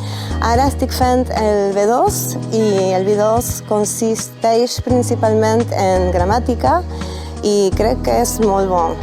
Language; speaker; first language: Catalan; non-native, learner; Spanish